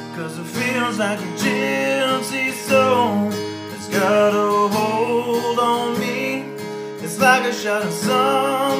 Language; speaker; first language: English; native; English